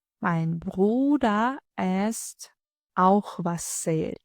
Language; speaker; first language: German; non-native, fluent; Ukrainian